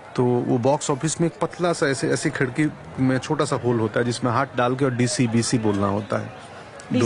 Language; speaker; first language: Hindi; non-native, local second language; Bhojpuri